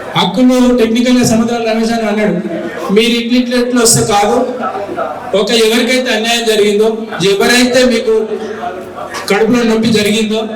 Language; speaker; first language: Telugu; native; Telugu